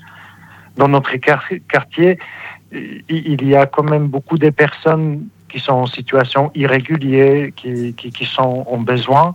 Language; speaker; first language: French; non-native, fluent; Polish